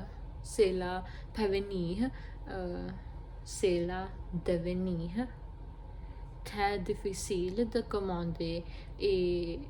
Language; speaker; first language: French; non-native, learner; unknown